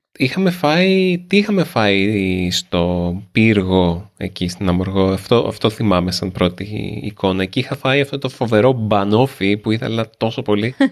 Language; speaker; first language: Greek; native; Greek